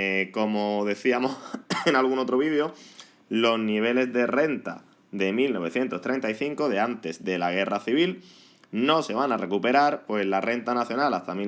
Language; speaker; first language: Spanish; native; Spanish